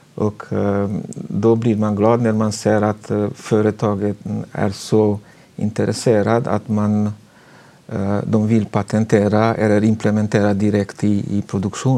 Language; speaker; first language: Swedish; non-native, fluent; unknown